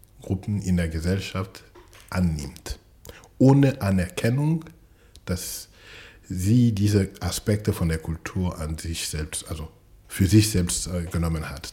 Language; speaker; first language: German; non-native, fluent; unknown